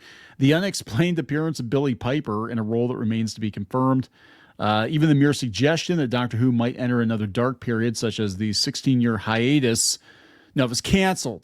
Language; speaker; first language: English; native; English